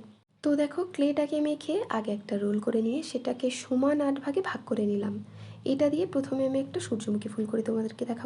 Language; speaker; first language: Bangla; native; Bangla